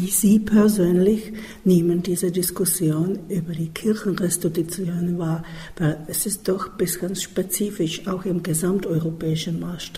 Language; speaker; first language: German; non-native, fluent; Czech